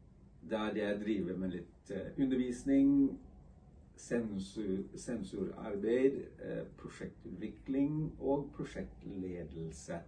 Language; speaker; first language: Norwegian; non-native, fluent; English